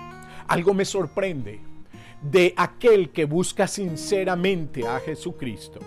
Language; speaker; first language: Spanish; native; Spanish